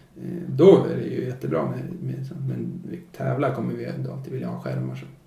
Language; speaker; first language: Swedish; native; Swedish